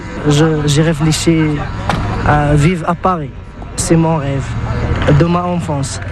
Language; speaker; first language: French; non-native, learner; Arabic